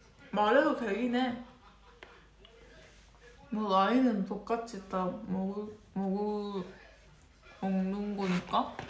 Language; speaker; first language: Korean; non-native, local second language; Japanese